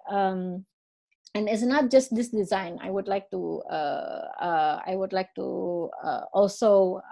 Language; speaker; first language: English; non-native, fluent; Indonesian